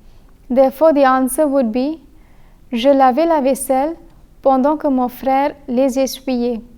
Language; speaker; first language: French; non-native, fluent; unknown